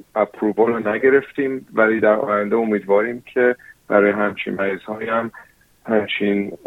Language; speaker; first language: Persian; early bilingual, heritage; Persian